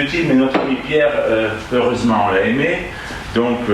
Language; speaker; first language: French; non-native, fluent; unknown